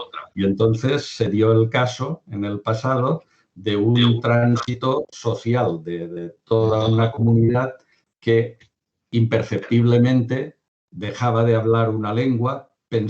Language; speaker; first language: Spanish; non-native, local second language; Catalan